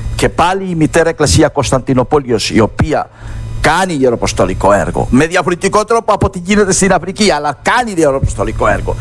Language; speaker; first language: Greek; non-native, fluent; Spanish